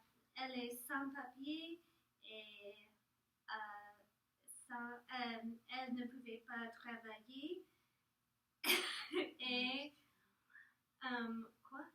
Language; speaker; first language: French; non-native, learner; English